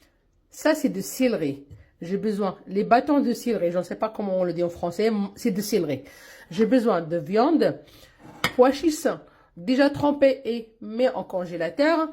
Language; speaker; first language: French; non-native, local second language; Arabic